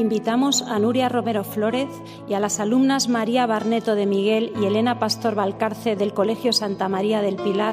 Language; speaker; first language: Spanish; native; Spanish